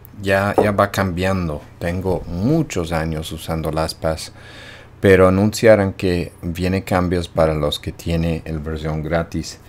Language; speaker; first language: Spanish; non-native, fluent; English